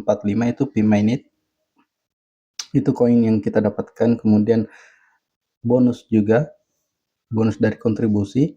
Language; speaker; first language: Indonesian; native; Indonesian